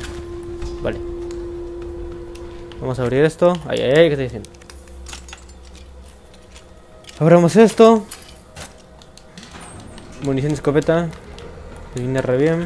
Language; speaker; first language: Spanish; native; Spanish